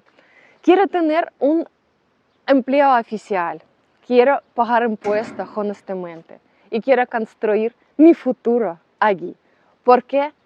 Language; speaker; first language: Spanish; non-native, learner; Russian